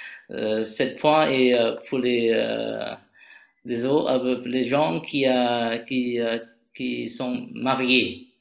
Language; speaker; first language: French; non-native, learner; Vietnamese